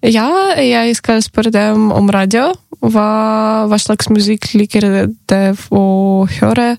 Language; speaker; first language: Norwegian; non-native, learner; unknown